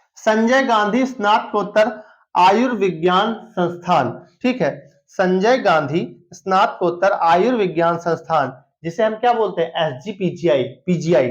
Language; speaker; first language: Hindi; native; Hindi